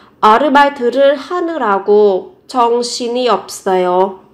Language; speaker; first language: Korean; non-native, fluent; Vietnamese